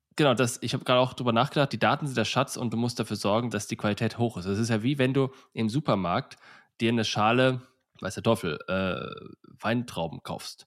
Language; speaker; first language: German; native; German